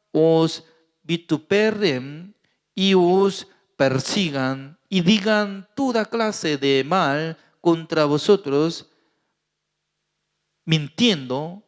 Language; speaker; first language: Spanish; non-native, fluent; Korean